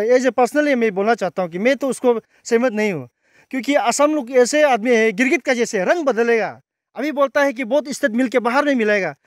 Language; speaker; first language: Hindi; non-native, local second language; Nyishi